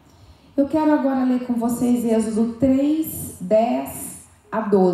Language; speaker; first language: Portuguese; native; Portuguese